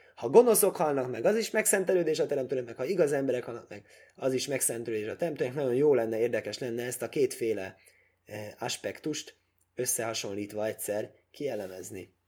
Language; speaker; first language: Hungarian; early bilingual, heritage; Hungarian